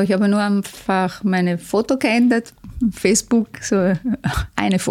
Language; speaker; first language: German; non-native, fluent; Italian